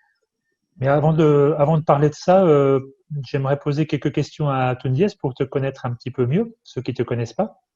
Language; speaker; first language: French; native; French